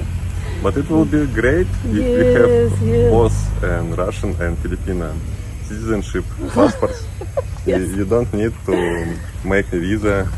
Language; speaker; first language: English; non-native, learner; Russian